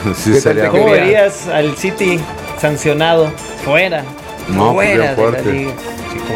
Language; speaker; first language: Spanish; native; Spanish